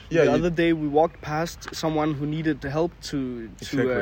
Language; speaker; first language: English; non-native, fluent; Danish